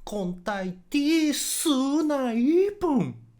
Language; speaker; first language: Thai; non-native, learner; Japanese